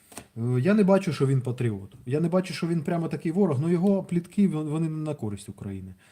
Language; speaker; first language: Ukrainian; non-native, local second language; Russian